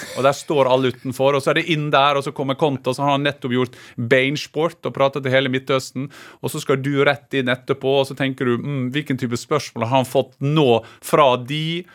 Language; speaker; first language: Norwegian; native; Norwegian